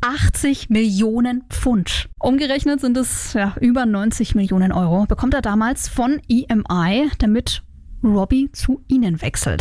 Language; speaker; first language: German; native; German